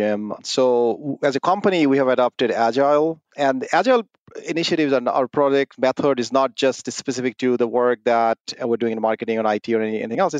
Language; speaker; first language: English; non-native, local second language; Bangla